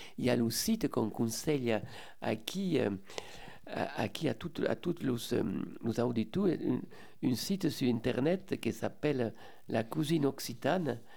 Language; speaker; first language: French; native; French